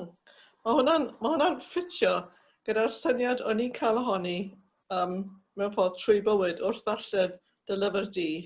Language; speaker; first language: Welsh; native; Welsh